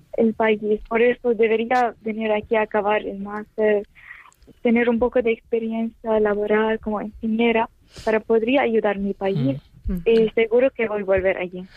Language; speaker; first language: Spanish; non-native, learner; Arabic